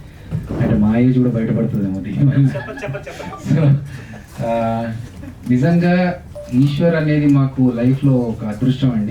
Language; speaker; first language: Telugu; native; Telugu